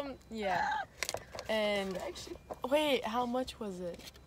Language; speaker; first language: English; non-native, fluent; Portuguese